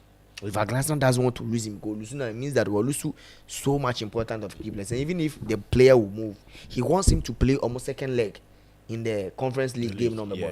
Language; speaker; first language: English; non-native, local second language; Akan